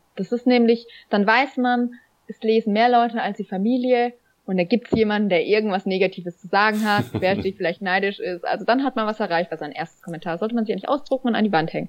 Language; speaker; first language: German; native; German